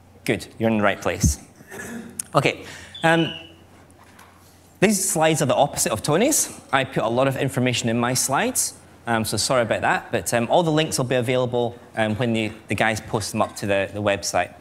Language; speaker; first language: English; native; English